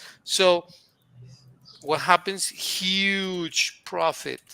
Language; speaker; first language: English; non-native, fluent; Spanish